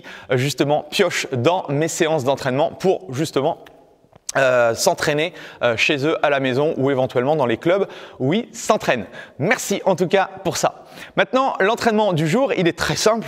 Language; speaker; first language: French; native; French